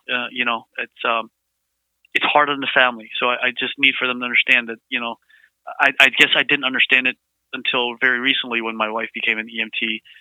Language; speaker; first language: English; early bilingual, other home language; Vietnamese